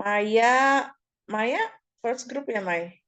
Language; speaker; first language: English; non-native, fluent; Indonesian